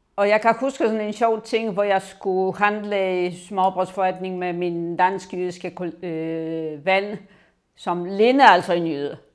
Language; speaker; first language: Danish; non-native, fluent; Polish